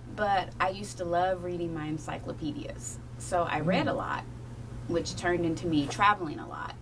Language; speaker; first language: English; native; English